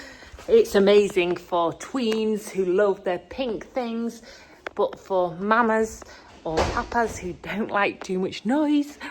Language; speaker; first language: English; native; English